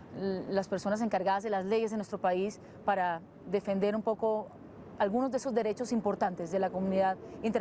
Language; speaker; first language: Spanish; native; Spanish